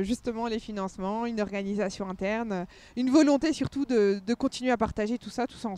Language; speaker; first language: French; native; French